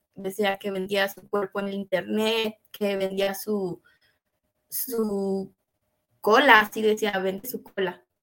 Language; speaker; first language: Spanish; native; Spanish